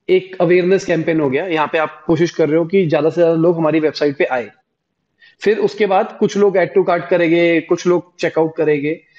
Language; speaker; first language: Hindi; native; Hindi